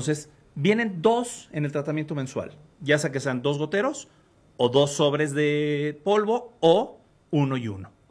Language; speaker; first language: Spanish; native; Spanish